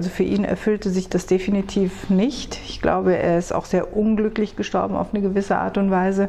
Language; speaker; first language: German; early bilingual, other home language; Hebrew